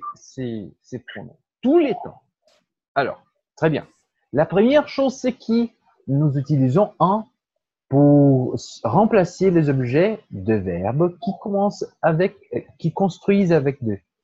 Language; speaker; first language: French; non-native, fluent; Portuguese